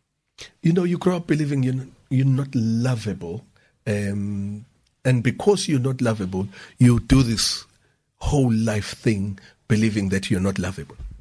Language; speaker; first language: English; non-native, local second language; Zulu